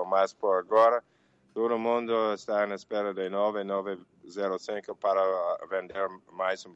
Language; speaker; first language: Portuguese; non-native, fluent; English